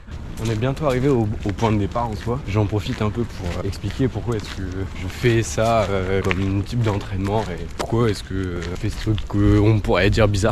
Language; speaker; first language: French; native; French